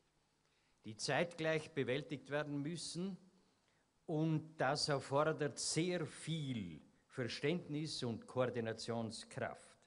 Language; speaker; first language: German; native; German